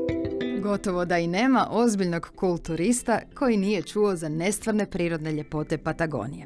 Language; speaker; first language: Croatian; native; Croatian